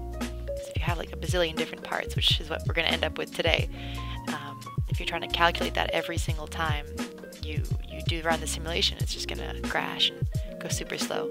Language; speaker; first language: English; native; English